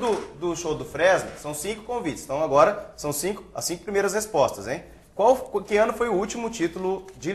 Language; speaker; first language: Portuguese; native; Portuguese